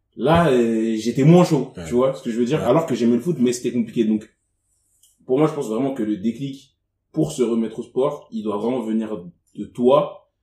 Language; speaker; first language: French; native; French